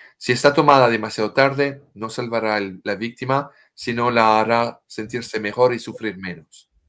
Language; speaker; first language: Spanish; non-native, fluent; French